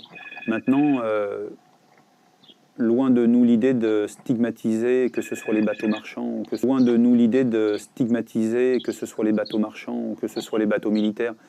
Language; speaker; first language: French; native; French